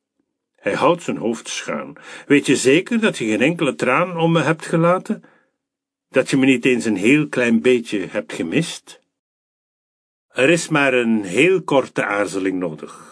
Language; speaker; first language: Dutch; native; Dutch